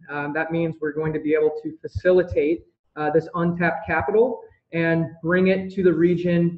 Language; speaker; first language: English; native; English